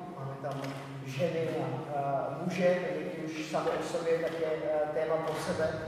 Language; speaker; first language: Czech; native; Czech